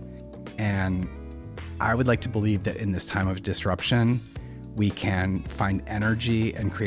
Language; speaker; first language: English; native; English